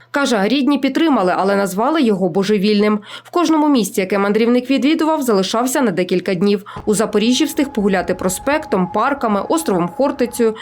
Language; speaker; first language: Ukrainian; native; Ukrainian